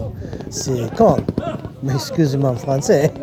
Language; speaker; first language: French; non-native, learner; English